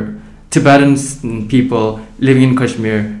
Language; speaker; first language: English; non-native, local second language; Tibetan